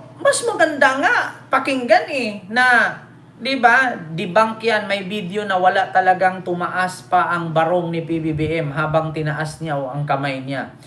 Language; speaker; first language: Filipino; native; Filipino